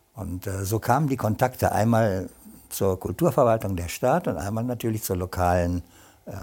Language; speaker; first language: German; native; German